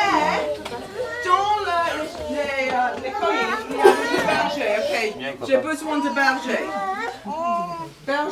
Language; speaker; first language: French; non-native, fluent; English